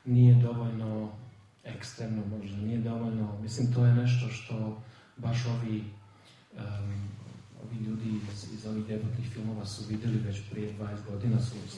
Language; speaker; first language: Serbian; early bilingual, heritage; Serbian